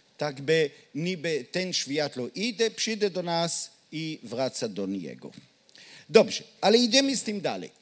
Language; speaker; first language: Polish; non-native, learner; Hebrew